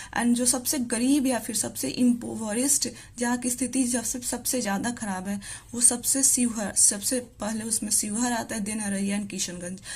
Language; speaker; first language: Hindi; native; Hindi